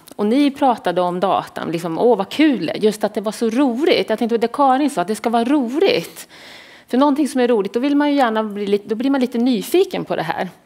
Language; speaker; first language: Swedish; native; Swedish